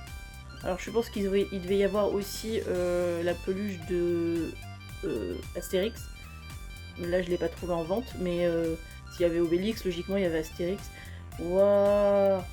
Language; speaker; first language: French; native; French